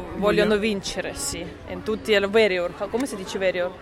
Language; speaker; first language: Italian; non-native, learner; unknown